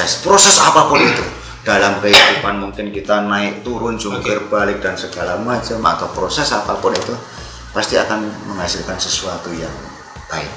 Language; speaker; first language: Indonesian; non-native, local second language; Javanese